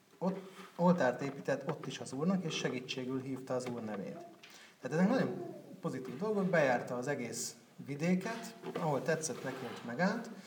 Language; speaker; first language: Hungarian; native; Hungarian